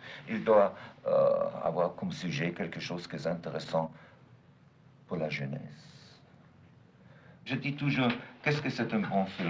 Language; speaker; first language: French; non-native, fluent; German